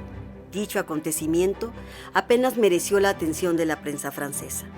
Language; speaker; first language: Spanish; native; Spanish